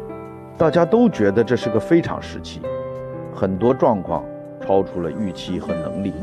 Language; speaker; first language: Chinese; native; Chinese